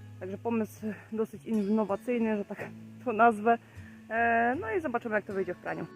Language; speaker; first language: Polish; native; Polish